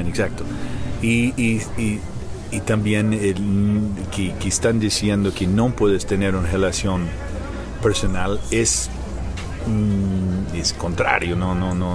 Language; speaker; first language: Spanish; non-native, learner; English